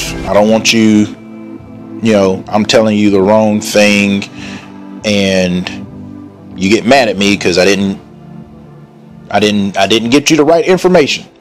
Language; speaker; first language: English; native; English